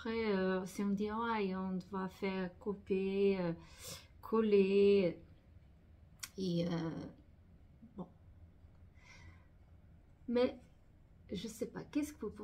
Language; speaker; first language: French; non-native, fluent; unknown